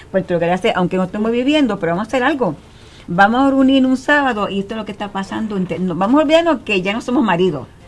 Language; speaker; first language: Spanish; early bilingual, heritage; Spanish